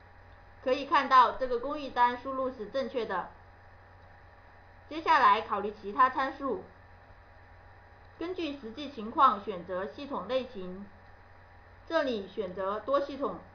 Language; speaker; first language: Chinese; native; Chinese